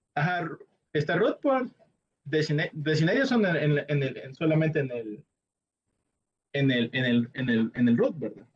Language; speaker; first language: Spanish; native; Spanish